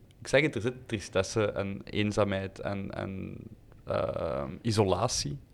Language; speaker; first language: Dutch; native; Dutch